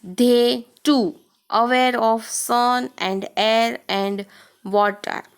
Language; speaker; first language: English; non-native, local second language; Gujarati